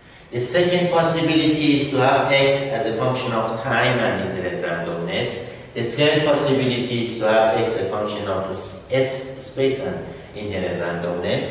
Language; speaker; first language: English; non-native, fluent; Persian